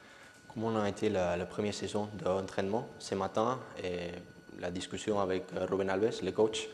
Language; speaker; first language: French; non-native, learner; Spanish